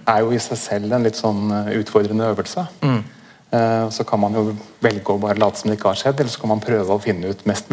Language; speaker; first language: Norwegian; native; Norwegian